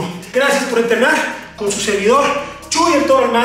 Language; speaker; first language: Spanish; native; Spanish